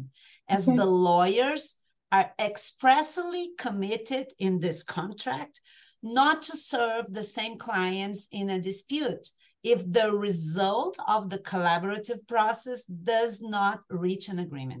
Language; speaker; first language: English; non-native, fluent; Portuguese